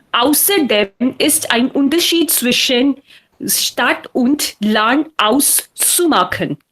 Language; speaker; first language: German; non-native, learner; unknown